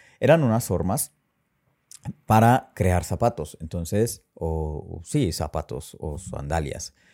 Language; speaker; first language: Spanish; native; Spanish